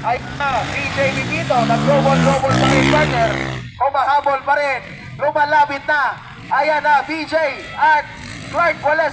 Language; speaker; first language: Filipino; non-native, local second language; Cebuano